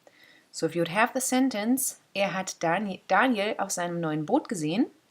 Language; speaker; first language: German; non-native, fluent; English